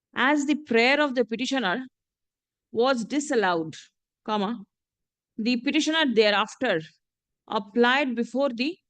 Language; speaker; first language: English; non-native, local second language; Bangla